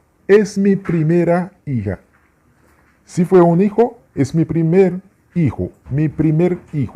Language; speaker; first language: Spanish; non-native, fluent; Haitian Creole